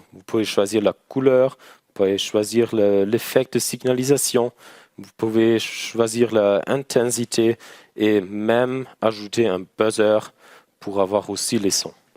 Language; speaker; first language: French; non-native, learner; German